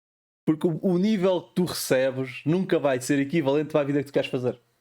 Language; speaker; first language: Portuguese; native; Portuguese